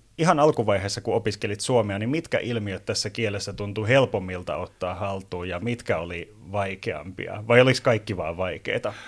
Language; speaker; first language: Finnish; native; Finnish